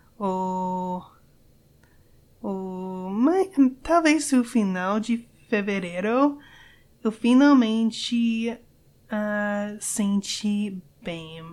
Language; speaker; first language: Portuguese; non-native, learner; English